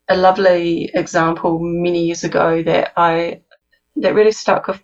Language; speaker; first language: English; native; English